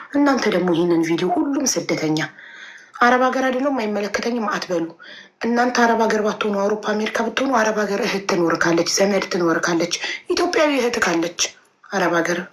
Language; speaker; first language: Amharic; native; Amharic